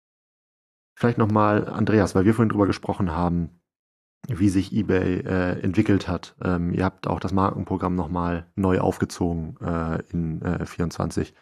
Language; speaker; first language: German; native; German